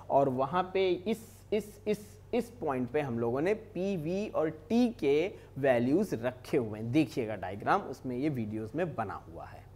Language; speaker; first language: Hindi; native; Hindi